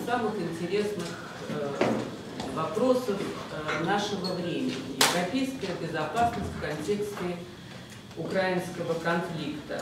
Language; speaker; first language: Russian; native; Russian